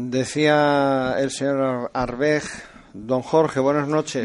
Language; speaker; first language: Spanish; native; Spanish